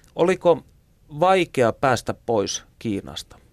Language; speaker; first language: Finnish; native; Finnish